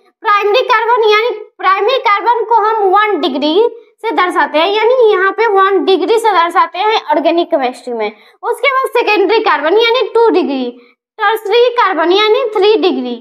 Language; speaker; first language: Hindi; native; Hindi